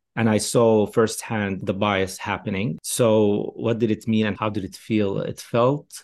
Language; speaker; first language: English; non-native, fluent; Arabic